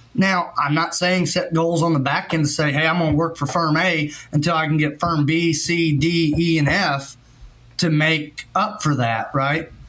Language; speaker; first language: English; native; English